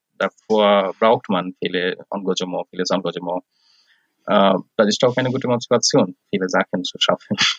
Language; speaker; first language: German; non-native, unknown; Bangla